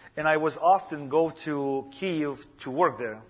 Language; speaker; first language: English; non-native, fluent; Ukrainian